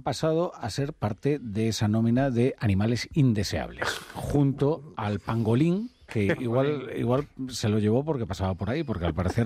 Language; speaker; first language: Spanish; native; Spanish